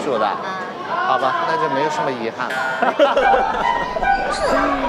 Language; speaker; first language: Chinese; native; Chinese